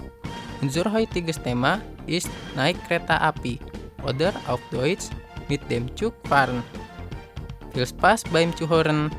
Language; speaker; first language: German; non-native, fluent; Indonesian